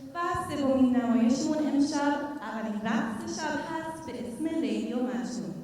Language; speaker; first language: Persian; early bilingual, heritage; Persian